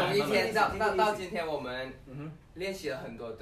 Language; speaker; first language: Chinese; non-native, learner; Thai